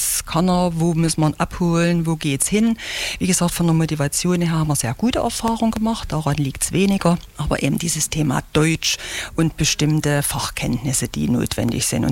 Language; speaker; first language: German; native; German